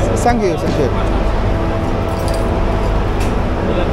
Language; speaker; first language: English; non-native, learner; Chinese